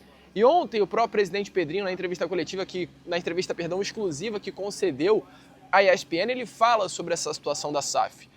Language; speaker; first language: Portuguese; native; Portuguese